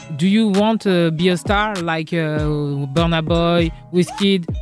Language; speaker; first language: English; non-native, learner; French